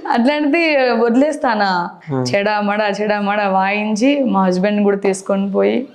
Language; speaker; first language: Telugu; native; Telugu